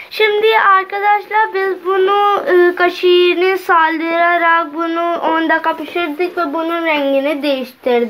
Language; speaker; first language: Turkish; non-native, learner; Urdu